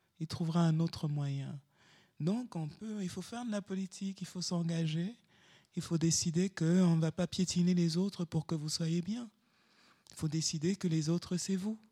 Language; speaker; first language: French; native; French